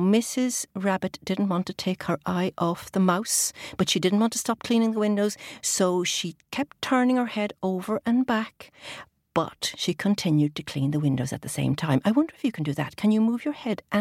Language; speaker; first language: English; native; English